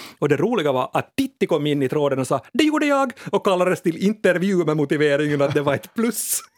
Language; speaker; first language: Swedish; native; Swedish